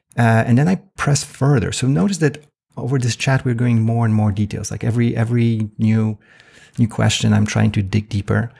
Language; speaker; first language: English; non-native, fluent; Polish